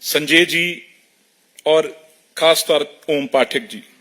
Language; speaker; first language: Hindi; non-native, local second language; Punjabi